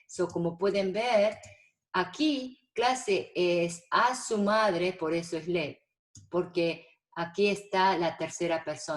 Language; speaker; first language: Spanish; non-native, fluent; Korean